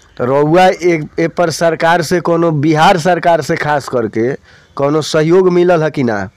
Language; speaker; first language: Hindi; native; Hindi